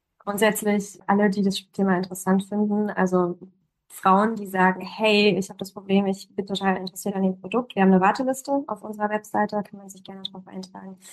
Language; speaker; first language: German; early bilingual, other home language; Polish